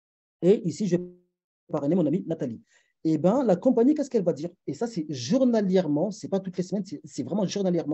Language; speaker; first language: French; native; French